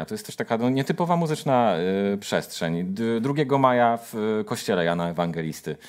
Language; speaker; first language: Polish; native; Polish